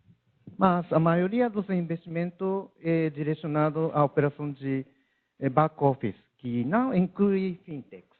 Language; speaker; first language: Portuguese; non-native, learner; Japanese